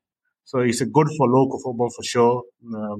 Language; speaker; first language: English; native; English